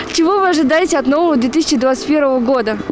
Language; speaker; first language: Russian; native; Russian